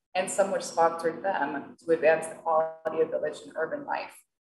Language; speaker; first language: English; native; English